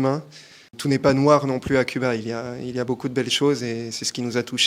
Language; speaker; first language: French; native; French